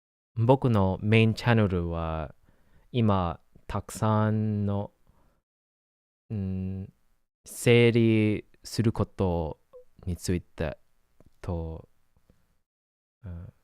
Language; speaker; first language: Japanese; non-native, learner; English